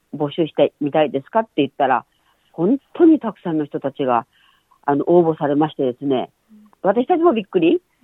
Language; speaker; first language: Japanese; native; Japanese